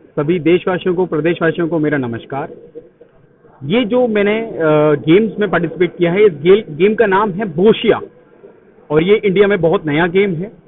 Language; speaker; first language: Hindi; native; Hindi